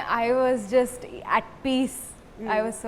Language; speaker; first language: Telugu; non-native, local second language; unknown